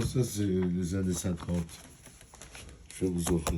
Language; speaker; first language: French; non-native, fluent; Georgian